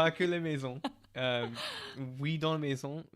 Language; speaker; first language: French; non-native, fluent; English